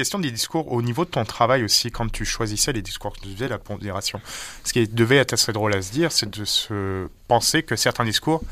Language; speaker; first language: French; native; French